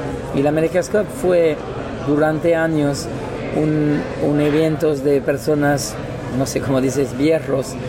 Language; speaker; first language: Spanish; non-native, learner; French